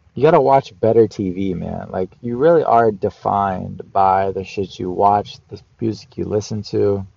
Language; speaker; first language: English; native; English